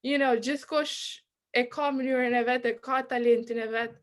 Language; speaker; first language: Albanian; early bilingual, other home language; English